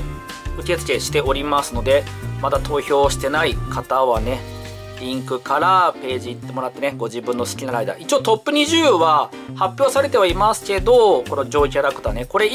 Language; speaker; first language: Japanese; native; Japanese